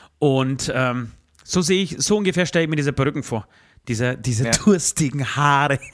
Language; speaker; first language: German; early bilingual, other home language; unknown